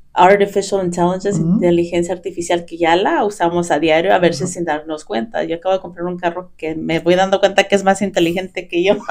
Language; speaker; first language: Spanish; early bilingual, heritage; Spanish